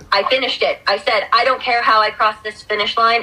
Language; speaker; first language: English; native; English